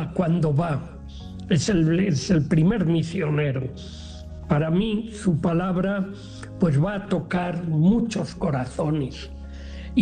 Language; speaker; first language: Spanish; native; Spanish